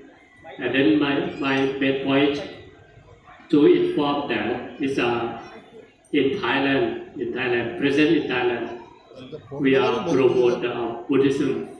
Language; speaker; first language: English; non-native, learner; Thai